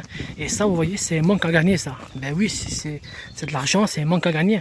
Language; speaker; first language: French; native; French